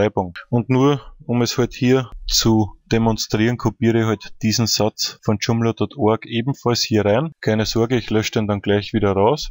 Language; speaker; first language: German; native; German